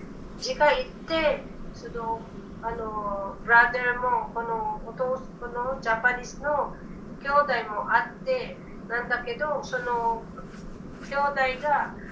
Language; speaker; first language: Japanese; non-native, learner; Filipino